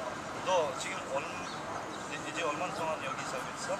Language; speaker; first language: Korean; non-native, learner; Persian